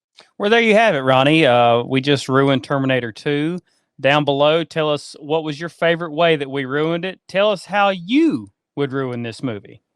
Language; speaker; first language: English; native; English